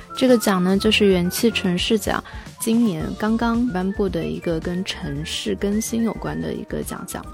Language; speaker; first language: Chinese; non-native, fluent; Japanese